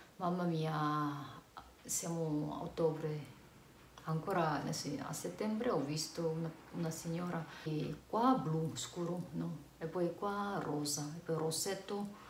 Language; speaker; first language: Italian; non-native, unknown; Korean